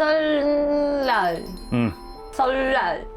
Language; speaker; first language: Korean; non-native, learner; Japanese